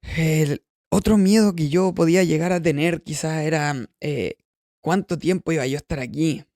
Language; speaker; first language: Spanish; native; Spanish